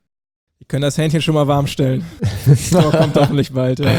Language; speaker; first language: German; native; German